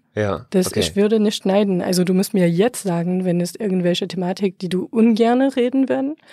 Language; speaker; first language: German; non-native, fluent; French